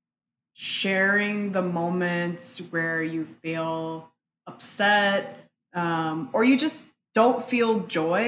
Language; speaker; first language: English; early bilingual, other home language; Spanish